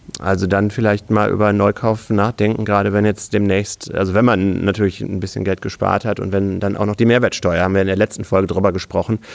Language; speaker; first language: German; native; German